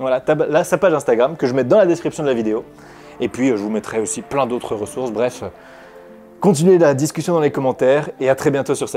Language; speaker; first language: French; native; French